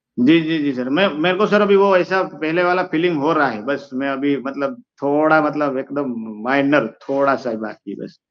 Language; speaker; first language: Hindi; non-native, local second language; Gujarati